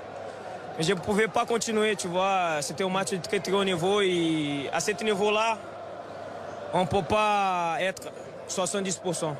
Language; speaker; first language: French; non-native, fluent; Portuguese